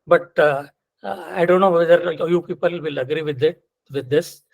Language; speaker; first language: English; non-native, local second language; Kannada